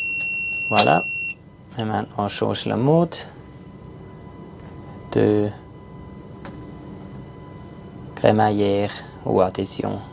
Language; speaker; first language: French; non-native, learner; German